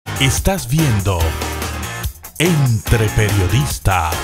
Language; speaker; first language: Spanish; native; Spanish